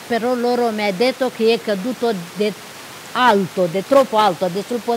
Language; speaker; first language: Italian; non-native, local second language; Romanian